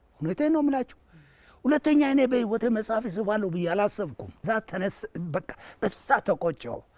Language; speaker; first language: Amharic; non-native, local second language; Wolaytta